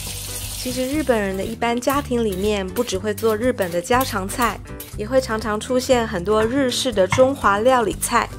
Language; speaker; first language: Chinese; non-native, fluent; Japanese